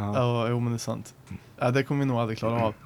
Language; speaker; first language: Swedish; native; Swedish